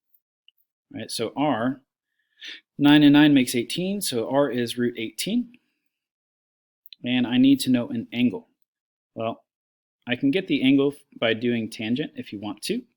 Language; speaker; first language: English; native; English